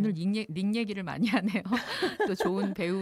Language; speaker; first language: Korean; native; Korean